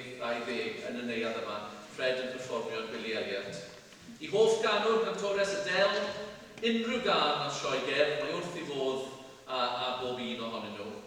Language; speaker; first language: Welsh; native; Welsh